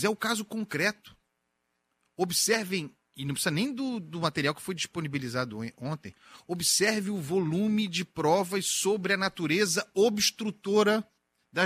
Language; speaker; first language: Portuguese; native; Portuguese